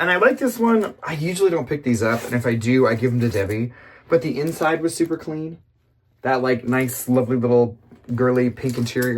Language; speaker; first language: English; native; English